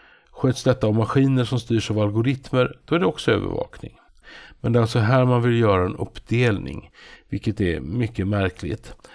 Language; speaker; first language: Swedish; native; Swedish